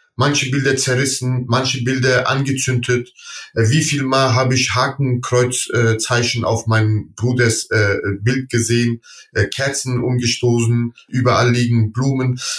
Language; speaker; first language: German; early bilingual, other home language; Turkish